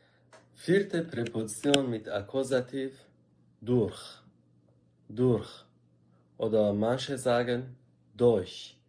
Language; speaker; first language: German; non-native, fluent; Arabic